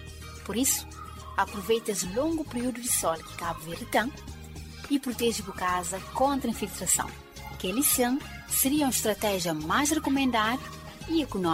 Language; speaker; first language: Portuguese; non-native, local second language; Kabuverdianu